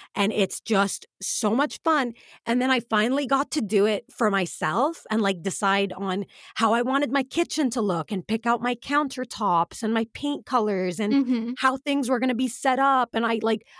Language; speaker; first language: English; early bilingual, other home language; Arabic